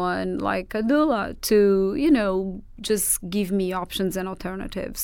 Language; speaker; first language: English; non-native, fluent; Portuguese